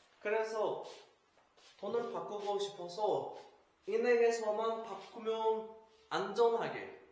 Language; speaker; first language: Korean; non-native, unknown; Uzbek